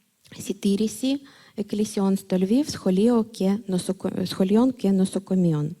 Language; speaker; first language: Greek; non-native, fluent; Ukrainian